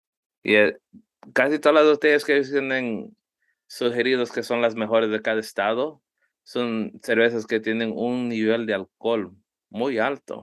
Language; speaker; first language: Spanish; early bilingual, heritage; Spanish